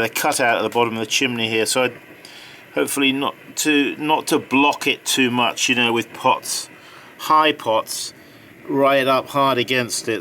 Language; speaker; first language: English; native; English